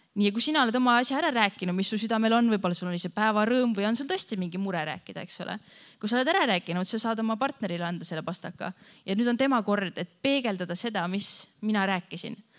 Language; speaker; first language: Estonian; native; Estonian